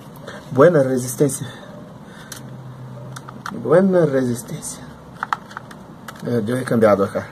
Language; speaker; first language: Spanish; non-native, learner; Portuguese